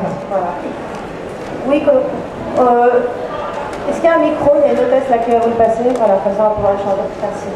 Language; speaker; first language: French; native; French